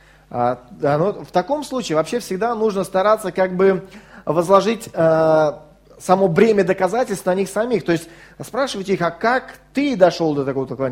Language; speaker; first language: Russian; native; Russian